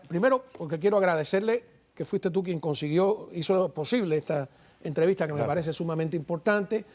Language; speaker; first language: Spanish; native; Spanish